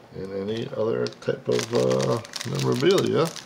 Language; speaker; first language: English; native; English